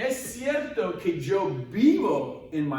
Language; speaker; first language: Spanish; non-native, fluent; English